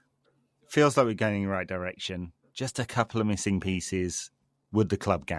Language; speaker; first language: English; native; English